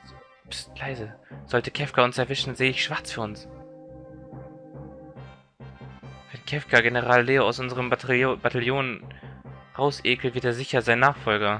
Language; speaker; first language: German; native; German